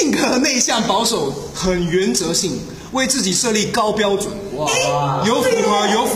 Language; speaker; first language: Chinese; native; Chinese